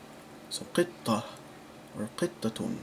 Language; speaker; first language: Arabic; non-native, fluent; English